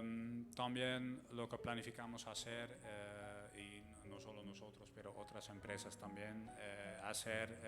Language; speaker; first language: Spanish; non-native, fluent; Dutch